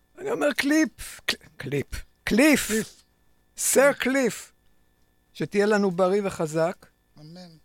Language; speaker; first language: Hebrew; native; Hebrew